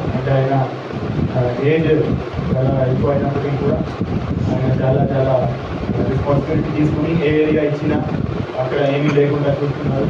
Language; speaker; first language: Telugu; native; Telugu